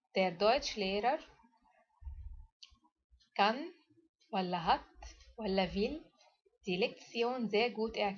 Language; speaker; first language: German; non-native, fluent; Arabic